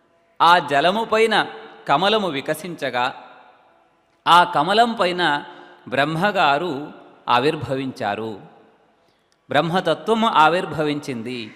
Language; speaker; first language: Telugu; native; Telugu